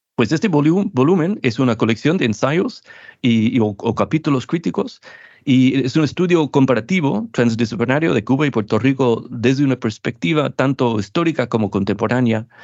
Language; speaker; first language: Spanish; non-native, fluent; English